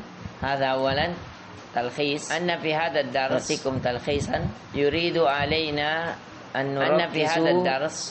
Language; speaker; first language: Arabic; non-native, fluent; Indonesian